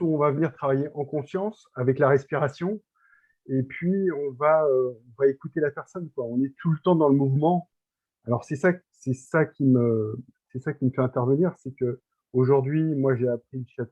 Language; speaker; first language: French; native; French